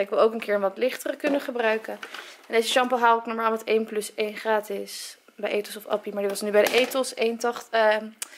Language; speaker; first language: Dutch; native; Dutch